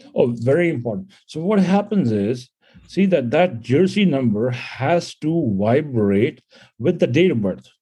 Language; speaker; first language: English; non-native, local second language; Punjabi